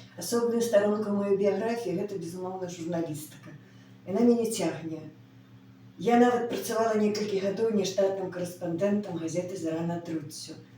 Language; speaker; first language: Belarusian; non-native, local second language; Russian